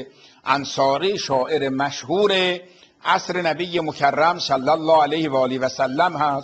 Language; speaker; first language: Persian; native; Persian